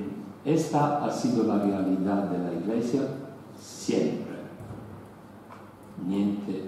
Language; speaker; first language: Spanish; non-native, learner; Italian